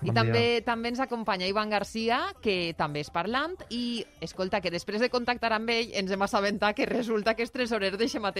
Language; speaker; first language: Catalan; native; Catalan